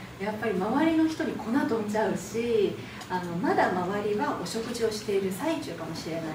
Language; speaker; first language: Japanese; native; Japanese